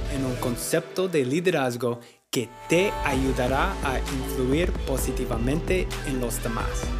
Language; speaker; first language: Spanish; non-native, fluent; English